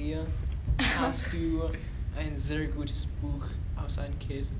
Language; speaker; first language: German; non-native, learner; English